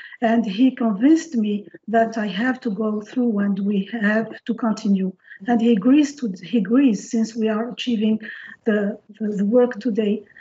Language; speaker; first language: English; non-native, fluent; French